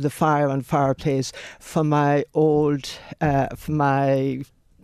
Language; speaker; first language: English; non-native, local second language; Irish